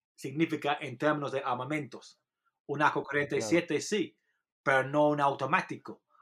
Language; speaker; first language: Spanish; non-native, fluent; English